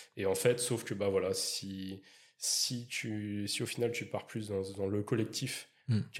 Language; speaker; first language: French; native; French